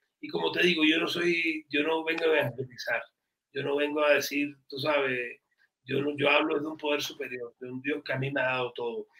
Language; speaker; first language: Spanish; native; Spanish